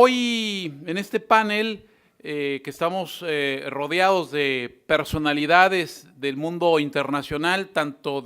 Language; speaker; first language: Spanish; native; Spanish